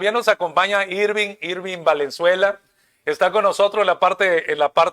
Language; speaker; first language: Spanish; native; Spanish